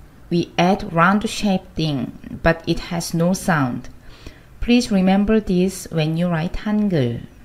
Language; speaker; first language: English; non-native, fluent; Korean